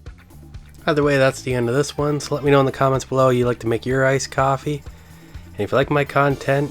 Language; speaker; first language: English; native; English